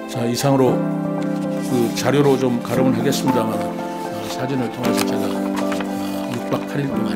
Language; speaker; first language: Korean; native; Korean